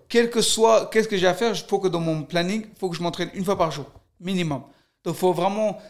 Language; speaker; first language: French; early bilingual, other home language; Kurdish